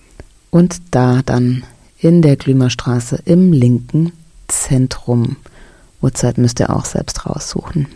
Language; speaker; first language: German; native; German